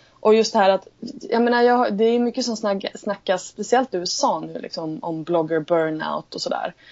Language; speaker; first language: Swedish; native; Swedish